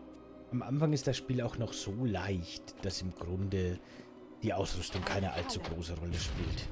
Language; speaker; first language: German; native; German